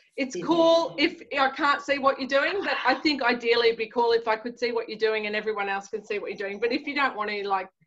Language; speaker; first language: English; native; English